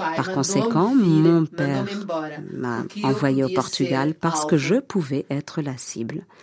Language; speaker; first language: French; non-native, fluent; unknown